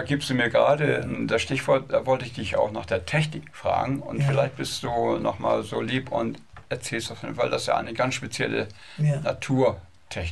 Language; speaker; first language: German; native; German